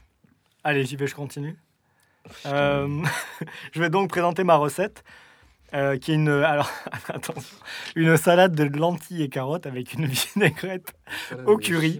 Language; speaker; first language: French; native; French